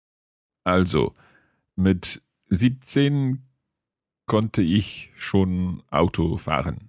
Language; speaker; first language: German; non-native, fluent; English